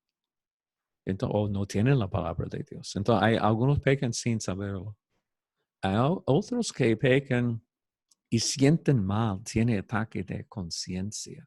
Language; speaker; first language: Spanish; non-native, fluent; English